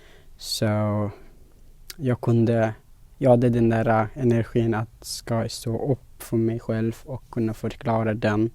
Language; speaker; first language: Swedish; non-native, fluent; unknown